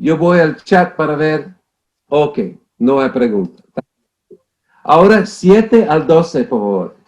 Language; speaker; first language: Spanish; non-native, fluent; English